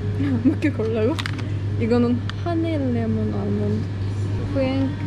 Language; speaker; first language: Korean; non-native, learner; Turkish